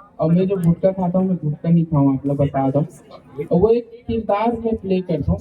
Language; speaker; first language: Hindi; native; Hindi